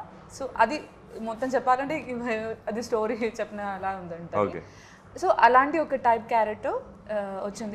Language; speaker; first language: Telugu; non-native, learner; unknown